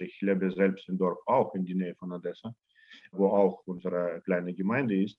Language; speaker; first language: German; non-native, learner; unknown